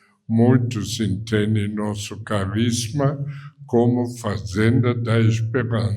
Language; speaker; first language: Portuguese; non-native, fluent; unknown